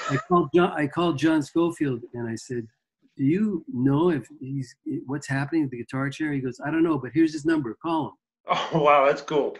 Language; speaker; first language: English; native; English